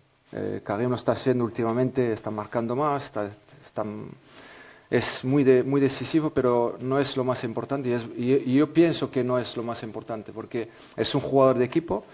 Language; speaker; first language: Spanish; non-native, fluent; French